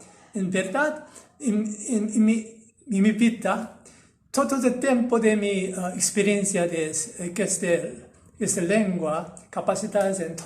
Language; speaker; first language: Italian; non-native, learner; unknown